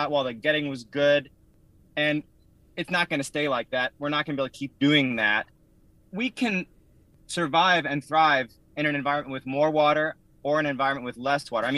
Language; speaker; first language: English; native; English